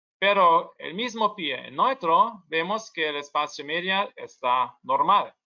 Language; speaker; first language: Spanish; non-native, learner; German